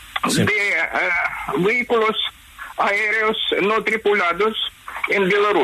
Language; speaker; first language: Spanish; non-native, fluent; Ukrainian